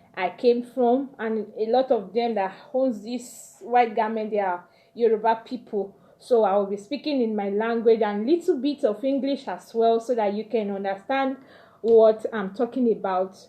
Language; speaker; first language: English; non-native, local second language; Yoruba